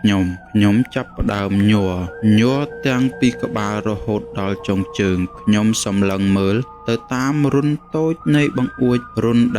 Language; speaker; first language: Khmer; native; Khmer